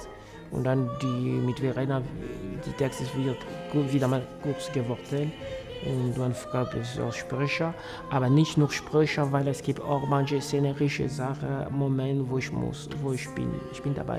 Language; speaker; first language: German; non-native, fluent; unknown